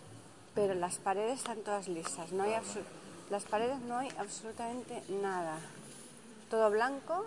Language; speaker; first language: Spanish; native; Spanish